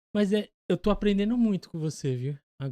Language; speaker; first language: Portuguese; native; Portuguese